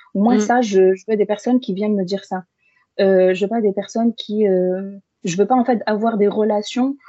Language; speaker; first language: French; early bilingual, other home language; Arabic